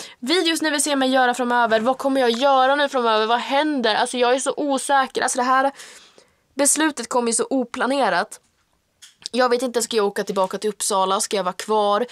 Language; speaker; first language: Swedish; native; Swedish